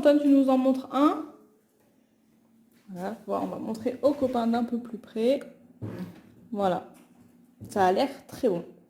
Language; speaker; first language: French; native; French